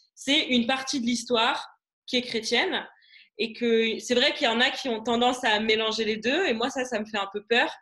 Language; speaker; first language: French; non-native, local second language; Arabic